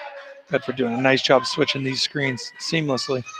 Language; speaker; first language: English; native; English